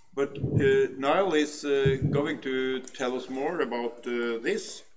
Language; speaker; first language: English; non-native, fluent; Norwegian